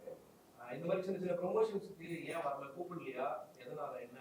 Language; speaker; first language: Tamil; native; Tamil